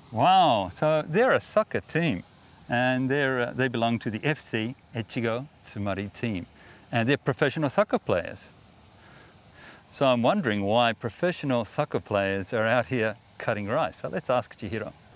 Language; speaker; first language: English; native; English